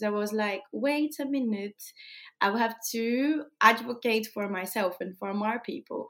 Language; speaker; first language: English; non-native, fluent; Portuguese